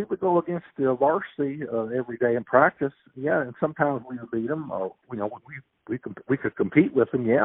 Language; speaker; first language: English; native; English